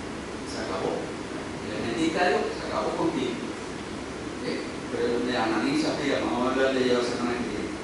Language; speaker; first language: Spanish; native; Spanish